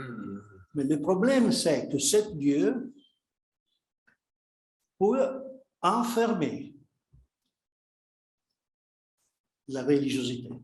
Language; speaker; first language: French; non-native, fluent; Italian